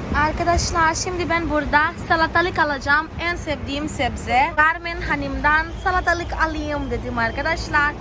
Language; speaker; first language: Turkish; non-native, fluent; Portuguese